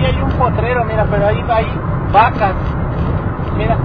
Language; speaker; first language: Spanish; native; Spanish